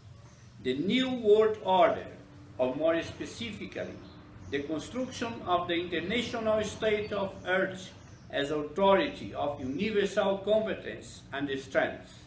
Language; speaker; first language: English; non-native, fluent; Portuguese